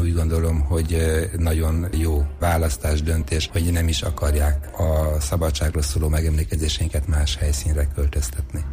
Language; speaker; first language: Hungarian; native; Hungarian